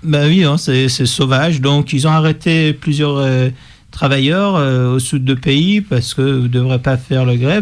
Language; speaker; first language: French; non-native, fluent; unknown